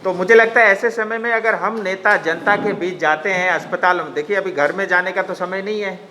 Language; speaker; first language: Hindi; non-native, local second language; Nepali